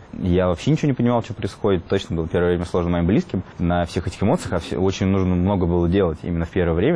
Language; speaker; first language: Russian; native; Russian